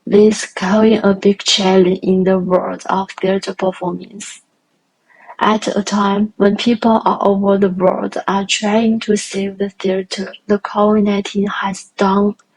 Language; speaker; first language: English; non-native, learner; Chinese